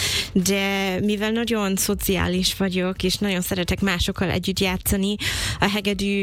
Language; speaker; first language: Hungarian; non-native, fluent; English